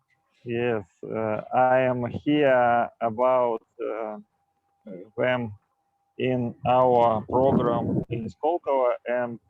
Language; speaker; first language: English; non-native, local second language; Russian